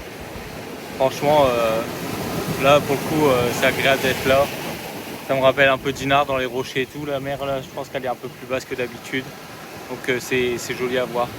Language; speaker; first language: French; native; French